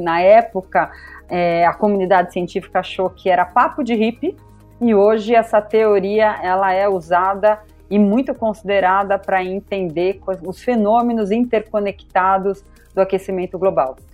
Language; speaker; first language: Portuguese; native; Portuguese